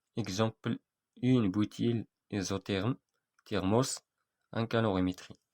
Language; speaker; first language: French; non-native, local second language; Arabic